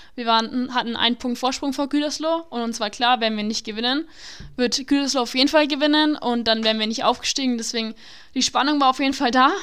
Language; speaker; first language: German; native; German